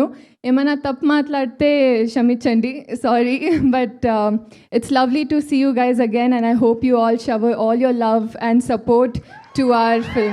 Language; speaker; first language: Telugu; non-native, learner; Kannada